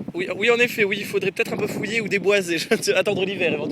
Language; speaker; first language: French; native; French